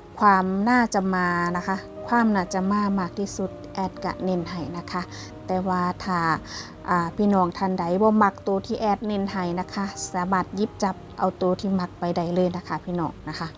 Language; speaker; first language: Thai; non-native, local second language; Northeastern Thai